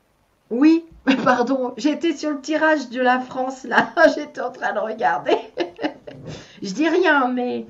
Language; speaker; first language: French; native; French